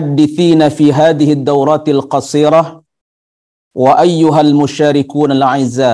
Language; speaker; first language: Arabic; non-native, fluent; Indonesian